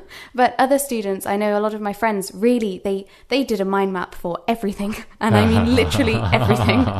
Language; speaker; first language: English; native; English